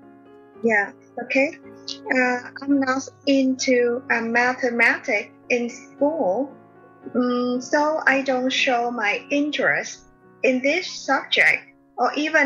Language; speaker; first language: English; non-native, learner; Vietnamese